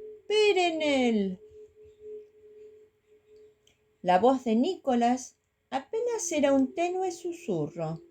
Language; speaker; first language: Spanish; native; Spanish